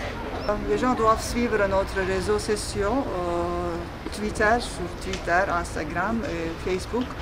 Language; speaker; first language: French; non-native, fluent; Turkish